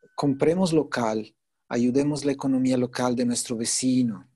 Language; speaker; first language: Spanish; native; Spanish